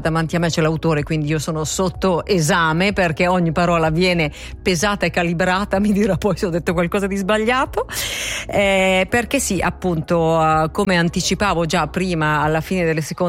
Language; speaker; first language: Italian; native; Italian